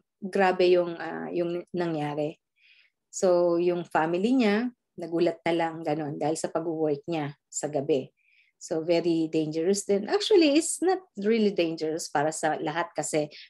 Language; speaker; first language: Filipino; non-native, local second language; Bikol